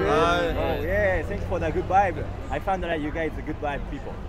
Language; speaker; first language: English; non-native, learner; Japanese